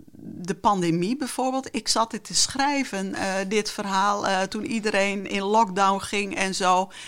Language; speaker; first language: Dutch; non-native, local second language; Western Frisian